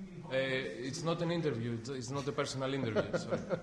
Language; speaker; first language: English; non-native, fluent; Greek